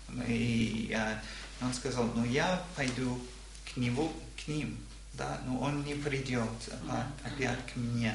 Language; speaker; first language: Russian; non-native, learner; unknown